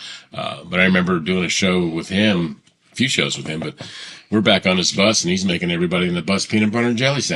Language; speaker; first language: English; native; English